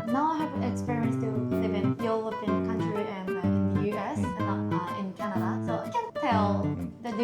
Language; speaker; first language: English; non-native, fluent; Japanese